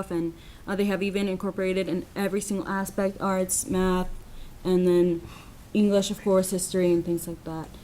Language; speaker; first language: English; non-native, fluent; Spanish